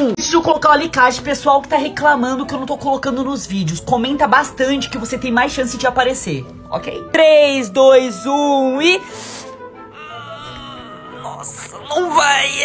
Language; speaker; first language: Portuguese; native; Portuguese